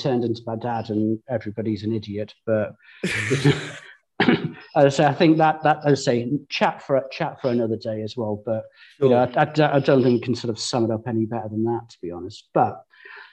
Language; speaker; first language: English; native; English